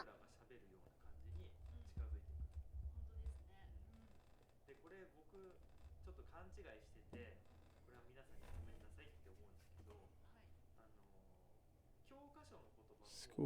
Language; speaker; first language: Japanese; native; Japanese